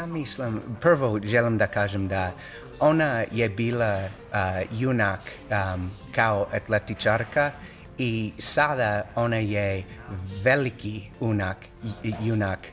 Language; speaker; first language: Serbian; non-native, learner; English